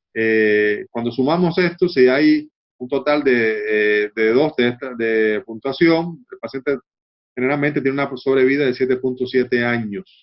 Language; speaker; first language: Spanish; native; Spanish